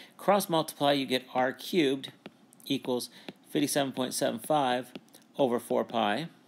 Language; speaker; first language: English; native; English